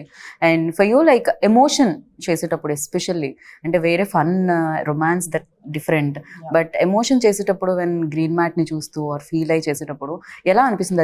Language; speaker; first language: Telugu; native; Telugu